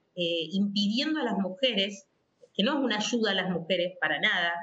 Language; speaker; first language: Spanish; native; Spanish